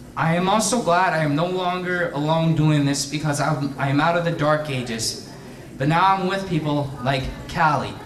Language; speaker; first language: English; native; English